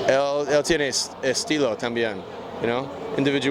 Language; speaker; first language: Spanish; non-native, learner; English